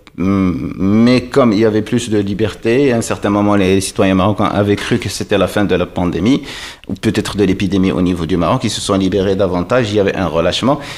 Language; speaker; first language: French; non-native, local second language; Arabic